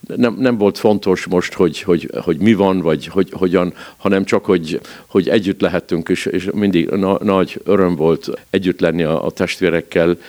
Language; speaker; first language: Hungarian; early bilingual, heritage; Hungarian